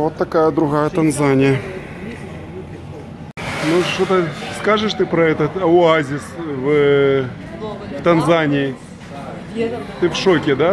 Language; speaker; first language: Russian; native; Russian